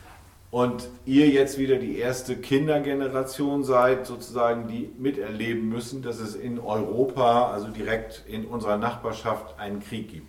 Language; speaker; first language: German; native; German